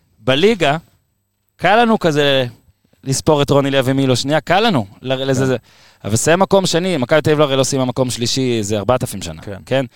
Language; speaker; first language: Hebrew; native; Hebrew